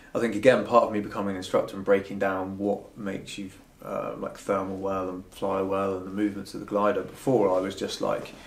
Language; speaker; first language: English; native; English